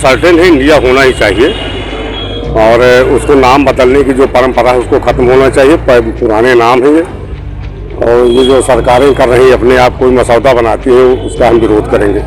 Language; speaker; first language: Hindi; native; Hindi